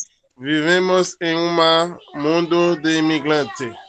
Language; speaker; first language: Portuguese; non-native, learner; Haitian Creole